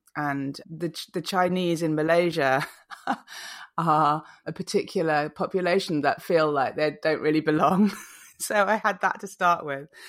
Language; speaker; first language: English; native; English